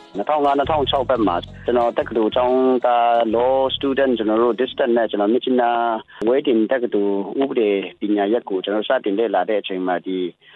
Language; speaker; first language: Burmese; non-native, local second language; Kachin